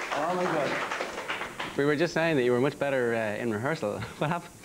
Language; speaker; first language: English; native; English